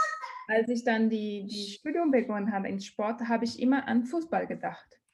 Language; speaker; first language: German; non-native, learner; Portuguese